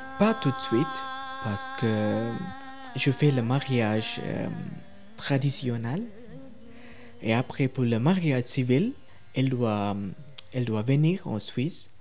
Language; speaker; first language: French; non-native, learner; Tamil